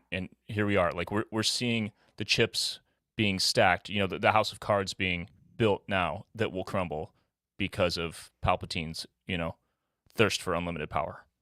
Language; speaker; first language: English; native; English